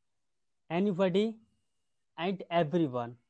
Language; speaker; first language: English; non-native, learner; Hindi